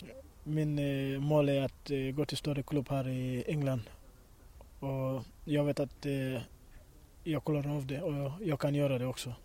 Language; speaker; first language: Swedish; early bilingual, other home language; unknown